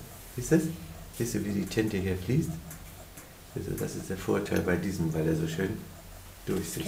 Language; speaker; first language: German; native; German